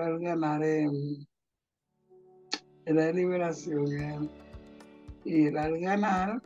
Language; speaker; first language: Spanish; non-native, local second language; Jamaican Creole English